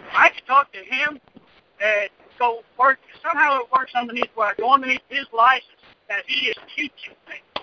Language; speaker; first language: English; native; English